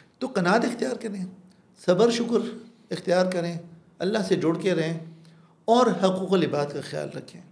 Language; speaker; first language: Urdu; non-native, local second language; Pashto